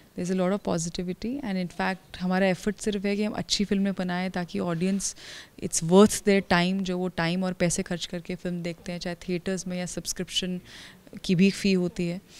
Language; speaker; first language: Hindi; native; Hindi